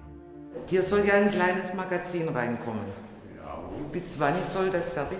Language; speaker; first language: German; native; German